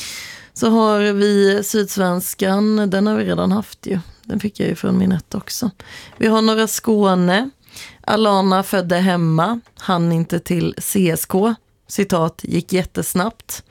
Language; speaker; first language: Swedish; native; Swedish